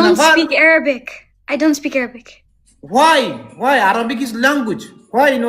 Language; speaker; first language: English; early bilingual, other home language; Amharic